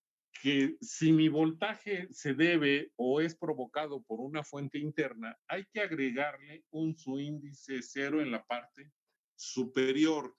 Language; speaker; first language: Spanish; native; Spanish